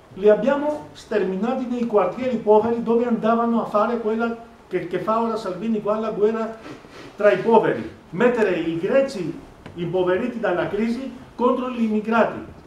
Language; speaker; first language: Italian; non-native, fluent; Greek